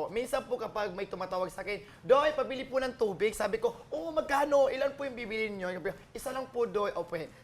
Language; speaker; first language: Filipino; non-native, local second language; Waray